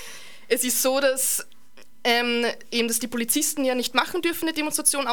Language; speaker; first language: German; native; German